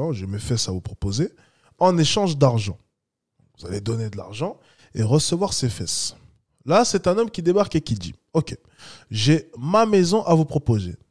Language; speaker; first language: French; native; French